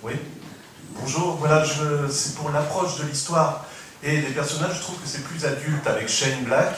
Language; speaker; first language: French; native; French